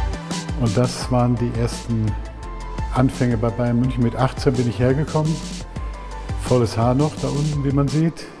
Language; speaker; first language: German; native; German